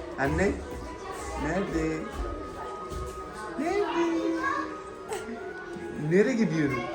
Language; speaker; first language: Turkish; non-native, learner; Urdu